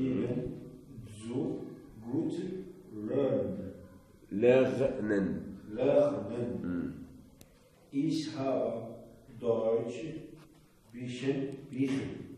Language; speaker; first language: German; non-native, learner; Arabic